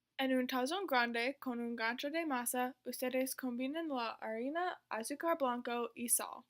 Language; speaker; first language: Spanish; non-native, learner; English